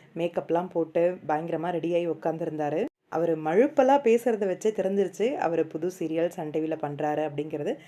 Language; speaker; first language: Tamil; native; Tamil